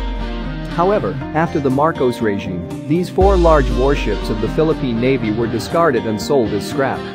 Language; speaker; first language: English; non-native, local second language; Filipino